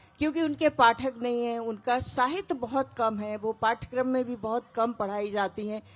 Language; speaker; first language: Hindi; native; Hindi